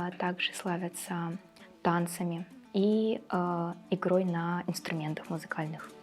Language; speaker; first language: Russian; native; Russian